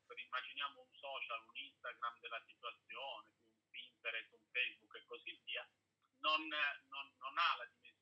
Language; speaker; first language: Italian; native; Italian